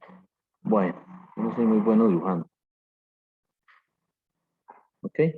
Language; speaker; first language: Spanish; native; Spanish